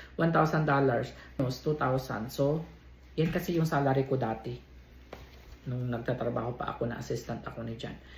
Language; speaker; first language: Filipino; non-native, local second language; Cebuano